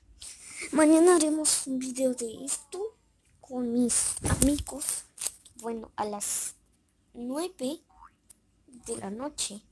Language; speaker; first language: Spanish; native; Spanish